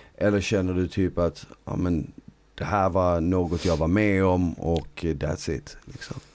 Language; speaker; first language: Swedish; native; Swedish